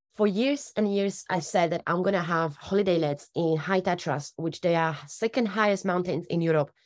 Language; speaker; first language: English; non-native, fluent; Slovak